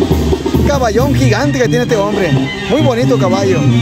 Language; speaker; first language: Spanish; native; Spanish